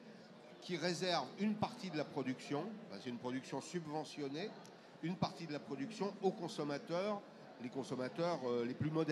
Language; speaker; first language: French; native; French